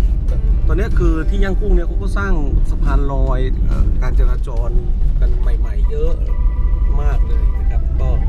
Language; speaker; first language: Thai; native; Thai